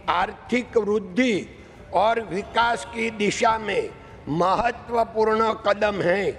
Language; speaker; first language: Hindi; non-native, local second language; Gujarati